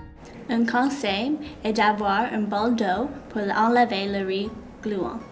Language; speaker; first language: French; non-native, fluent; English